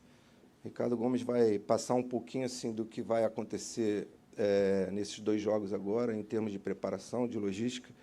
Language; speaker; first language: Portuguese; native; Portuguese